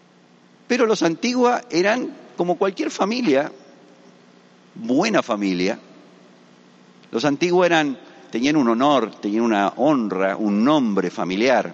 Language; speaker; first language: Spanish; native; Spanish